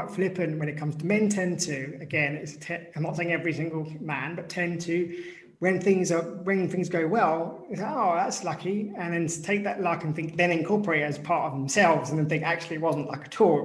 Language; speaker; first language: English; native; English